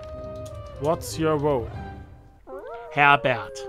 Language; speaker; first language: English; non-native, fluent; German